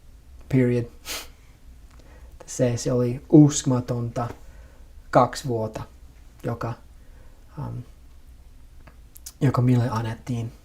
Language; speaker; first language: Finnish; non-native, fluent; English